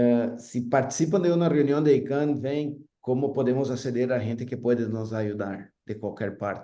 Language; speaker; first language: Spanish; non-native, fluent; Portuguese